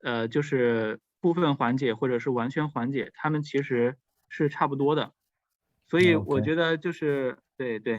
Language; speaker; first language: Chinese; native; Chinese